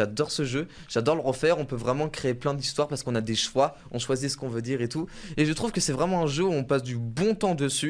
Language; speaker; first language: French; native; French